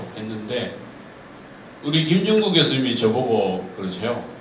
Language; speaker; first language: Korean; native; Korean